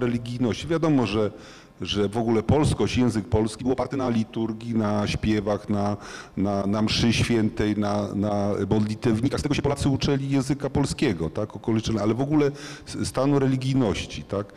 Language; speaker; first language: Polish; native; Polish